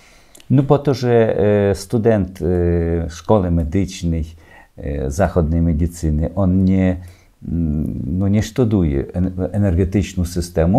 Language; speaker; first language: Polish; non-native, learner; Ukrainian